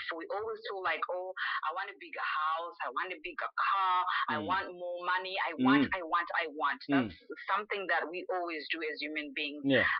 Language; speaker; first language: English; non-native, local second language; Shona